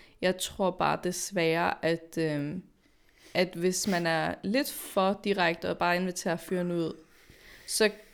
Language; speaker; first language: Danish; early bilingual, other home language; Arabic